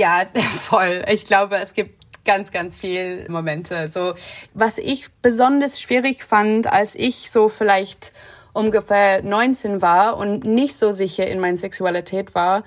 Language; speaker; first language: German; non-native, fluent; English